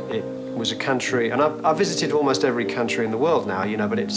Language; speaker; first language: English; native; English